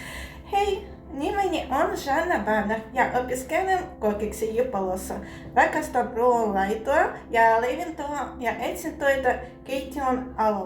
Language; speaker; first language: Finnish; non-native, learner; Ukrainian